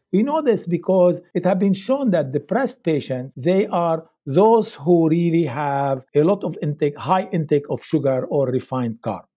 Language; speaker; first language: English; non-native, fluent; Arabic